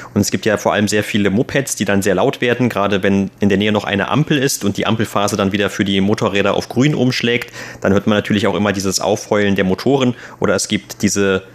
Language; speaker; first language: German; native; German